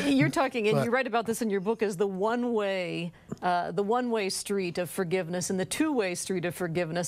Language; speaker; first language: English; native; English